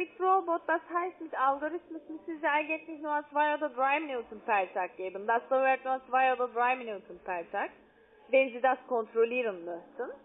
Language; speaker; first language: German; non-native, learner; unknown